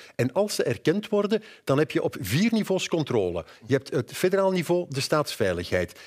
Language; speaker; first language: Dutch; native; Dutch